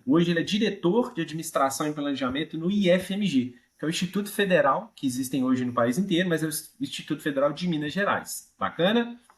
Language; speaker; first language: Portuguese; native; Portuguese